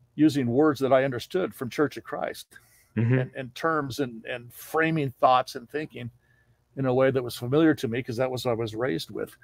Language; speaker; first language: English; native; English